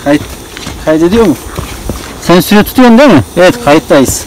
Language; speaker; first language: Turkish; native; Turkish